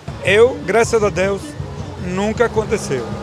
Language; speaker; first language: Portuguese; non-native, fluent; Italian